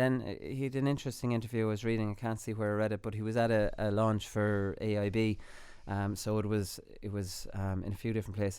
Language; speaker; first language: English; native; English